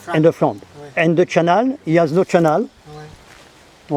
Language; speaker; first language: English; non-native, learner; French